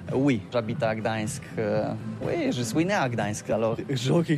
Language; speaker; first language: French; non-native, learner; Polish